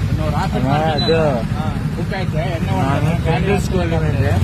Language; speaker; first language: Kannada; non-native, learner; Telugu